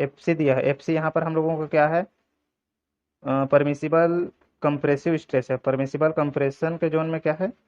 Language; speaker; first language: Hindi; native; Hindi